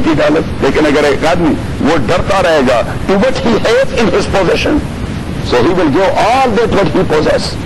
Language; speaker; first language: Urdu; non-native, local second language; Pashto